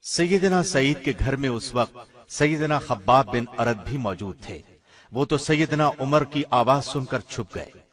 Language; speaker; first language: Urdu; native; Urdu